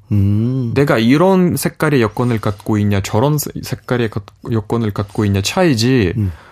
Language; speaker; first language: Korean; non-native, fluent; Russian